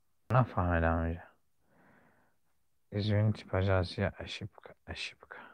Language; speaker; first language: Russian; non-native, learner; Tajik